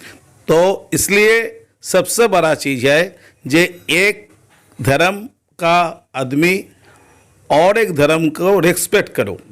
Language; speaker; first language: Hindi; non-native, local second language; Bangla